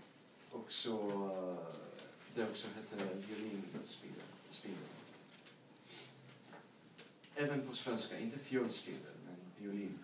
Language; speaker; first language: Swedish; non-native, learner; English